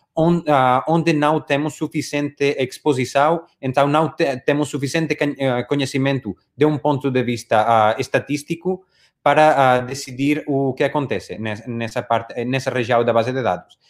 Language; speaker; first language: Portuguese; non-native, learner; Spanish